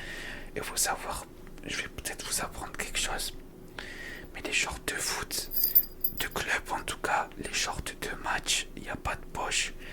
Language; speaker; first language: French; native; French